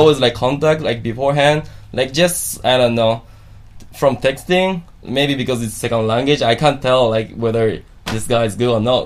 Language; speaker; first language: English; non-native, fluent; Japanese